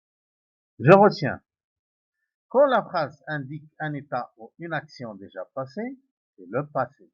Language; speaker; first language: French; non-native, local second language; Arabic